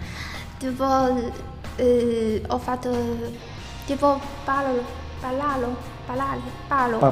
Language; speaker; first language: Italian; non-native, learner; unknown